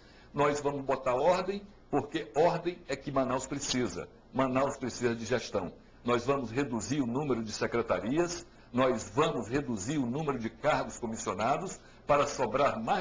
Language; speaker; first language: Portuguese; native; Portuguese